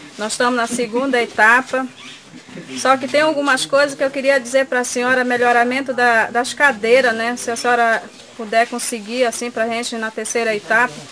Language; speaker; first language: Portuguese; non-native, local second language; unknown